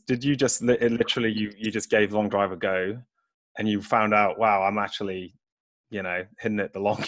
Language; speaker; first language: English; native; English